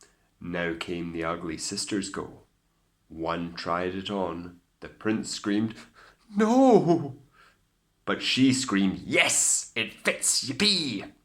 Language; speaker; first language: English; native; English